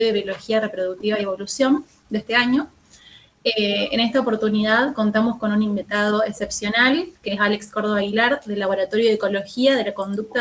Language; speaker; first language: Spanish; native; Spanish